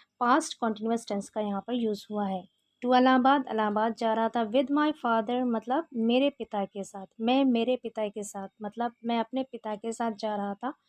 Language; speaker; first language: Hindi; native; Hindi